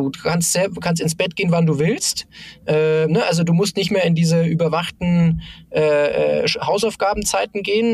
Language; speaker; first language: German; native; German